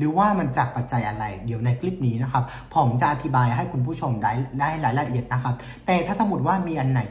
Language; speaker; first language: Thai; non-native, fluent; Vietnamese